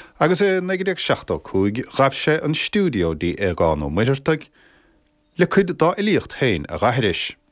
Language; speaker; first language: Irish; native; Irish